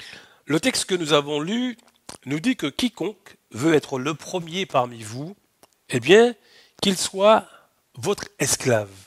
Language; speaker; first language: French; native; French